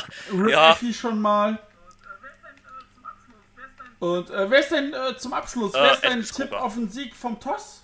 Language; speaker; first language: German; native; German